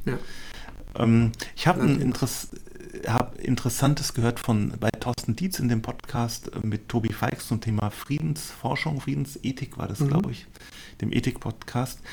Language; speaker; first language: German; native; German